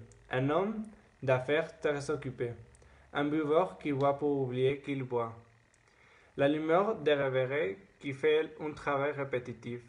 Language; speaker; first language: French; non-native, learner; Spanish